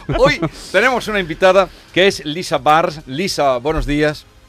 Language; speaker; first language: Spanish; native; Spanish